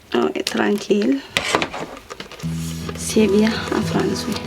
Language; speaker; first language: French; non-native, learner; Tigrinya